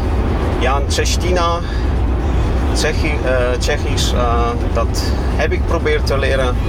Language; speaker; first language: Dutch; non-native, fluent; Kashubian